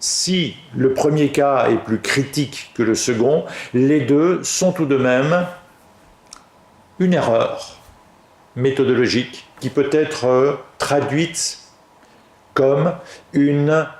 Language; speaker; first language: French; native; French